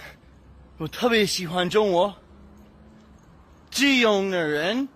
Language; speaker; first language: Chinese; non-native, learner; English